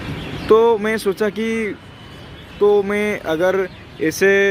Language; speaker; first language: Hindi; non-native, local second language; Odia